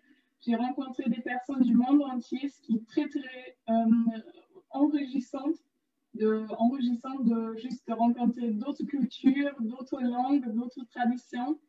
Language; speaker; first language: French; non-native, fluent; German